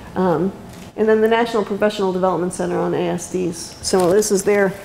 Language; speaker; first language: English; native; English